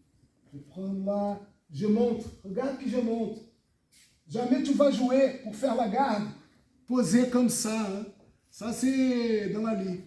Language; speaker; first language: French; non-native, fluent; Portuguese